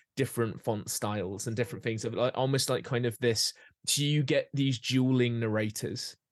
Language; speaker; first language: English; native; English